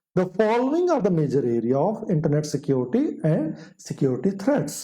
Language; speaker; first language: English; non-native, local second language; Punjabi